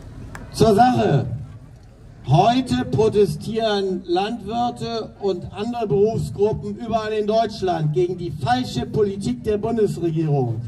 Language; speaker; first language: German; native; German